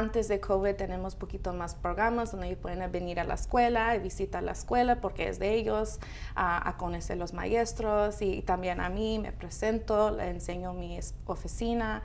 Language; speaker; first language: Spanish; early bilingual, heritage; Spanish